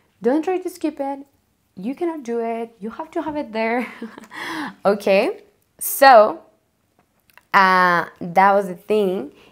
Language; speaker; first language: English; non-native, fluent; Spanish